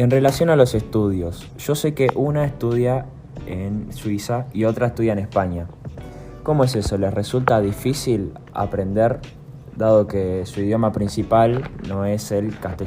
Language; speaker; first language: Spanish; native; Spanish